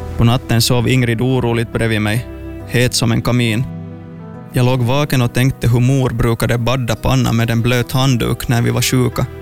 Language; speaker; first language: Swedish; native; Swedish